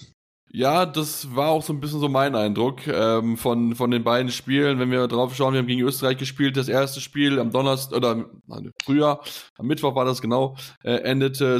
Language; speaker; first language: German; native; German